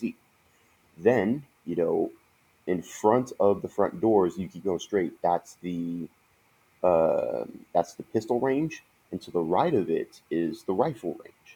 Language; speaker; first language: English; native; English